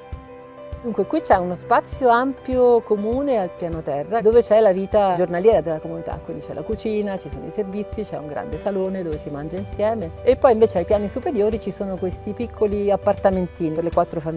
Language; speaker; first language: Italian; native; Italian